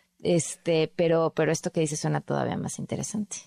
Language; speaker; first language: Spanish; native; Spanish